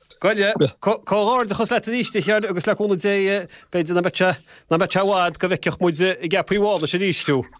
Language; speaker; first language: Irish; native; Irish